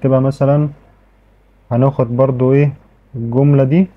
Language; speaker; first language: Arabic; native; Arabic